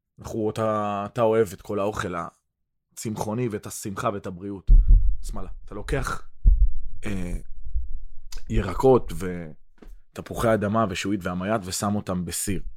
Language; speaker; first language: Hebrew; early bilingual, other home language; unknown